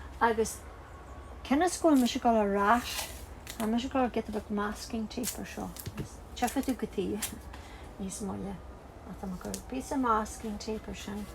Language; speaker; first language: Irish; native; Irish